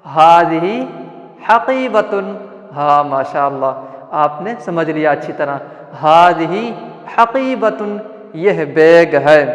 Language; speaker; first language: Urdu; non-native, local second language; Malayalam